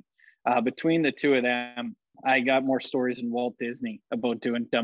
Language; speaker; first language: English; native; English